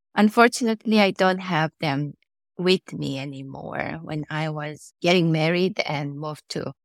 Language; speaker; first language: English; non-native, fluent; Korean